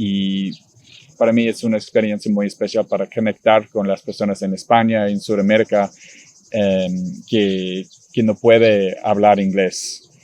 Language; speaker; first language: Spanish; non-native, learner; English